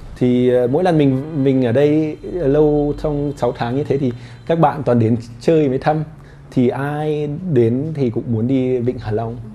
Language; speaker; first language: Vietnamese; early bilingual, heritage; Vietnamese